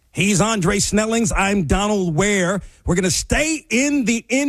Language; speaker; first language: English; native; English